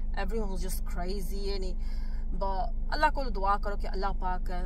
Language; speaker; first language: English; early bilingual, other home language; Punjabi